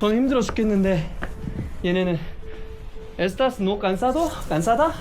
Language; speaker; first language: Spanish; non-native, learner; Korean